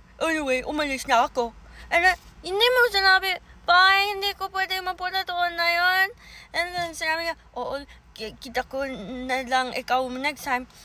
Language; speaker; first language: Filipino; early bilingual, heritage; Filipino